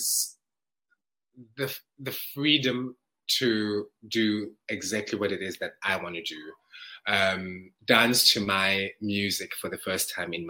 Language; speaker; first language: English; non-native, local second language; Zulu